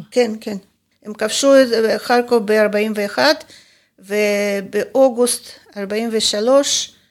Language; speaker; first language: Hebrew; non-native, fluent; Ukrainian